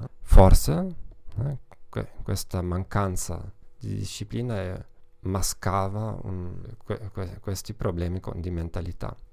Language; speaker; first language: Italian; non-native, fluent; German